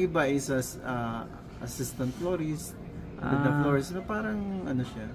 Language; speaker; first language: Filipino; non-native, local second language; Bikol